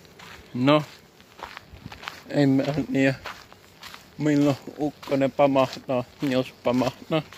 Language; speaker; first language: Finnish; native; Finnish